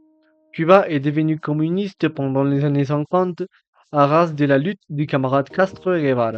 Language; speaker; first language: French; non-native, learner; Spanish